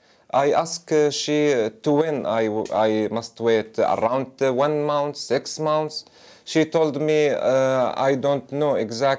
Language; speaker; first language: English; non-native, learner; Arabic